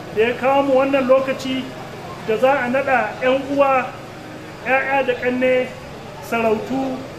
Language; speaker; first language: Hausa; native; Hausa